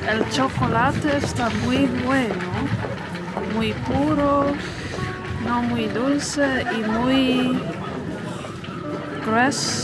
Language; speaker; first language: Spanish; non-native, fluent; Dutch